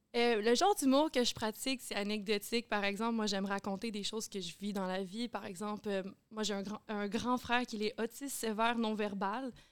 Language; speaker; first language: French; native; French